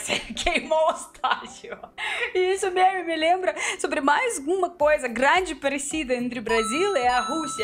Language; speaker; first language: Portuguese; non-native, learner; Russian